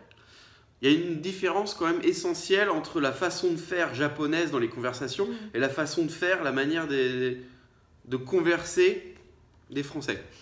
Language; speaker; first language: French; native; French